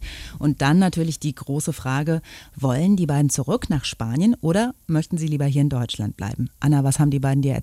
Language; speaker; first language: German; native; German